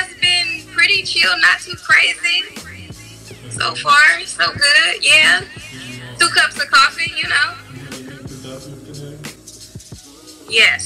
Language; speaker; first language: English; native; English